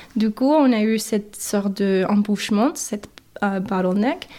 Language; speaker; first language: French; non-native, fluent; English